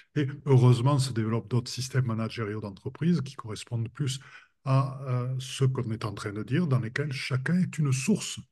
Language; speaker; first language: French; native; French